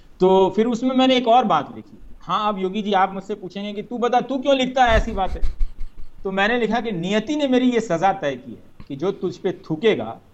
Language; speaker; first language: Hindi; native; Hindi